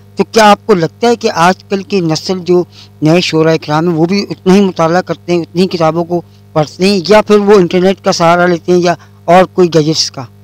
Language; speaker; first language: Urdu; native; Urdu